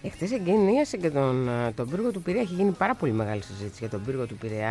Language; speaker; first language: Greek; native; Greek